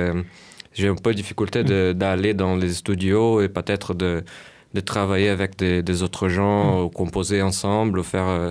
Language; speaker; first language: French; non-native, fluent; Portuguese